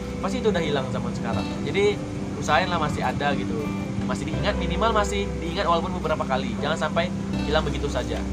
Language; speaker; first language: Indonesian; native; Indonesian